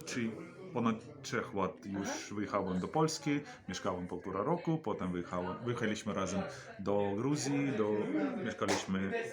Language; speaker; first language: Polish; non-native, learner; Russian